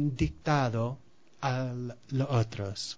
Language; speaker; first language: Spanish; non-native, fluent; English